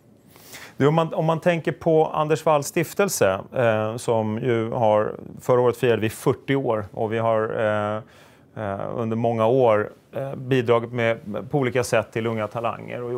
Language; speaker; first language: Swedish; native; Swedish